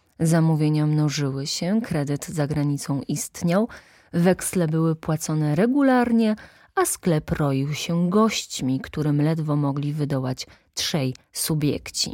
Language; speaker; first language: Polish; native; Polish